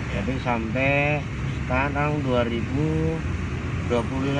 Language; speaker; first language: Indonesian; native; Indonesian